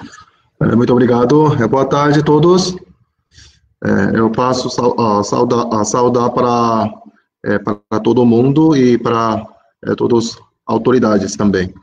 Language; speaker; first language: Portuguese; non-native, fluent; Korean